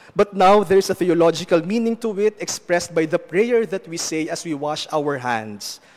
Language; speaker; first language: English; non-native, local second language; Filipino